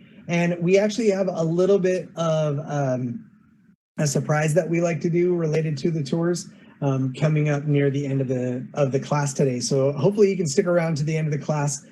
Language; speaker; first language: English; native; English